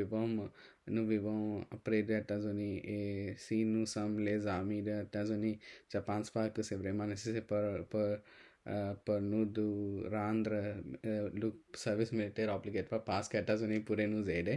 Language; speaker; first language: French; non-native, learner; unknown